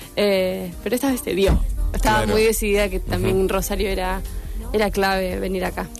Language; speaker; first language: Spanish; native; Spanish